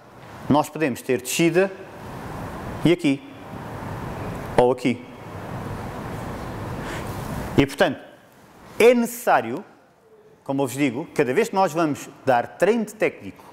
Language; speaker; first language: Portuguese; native; Portuguese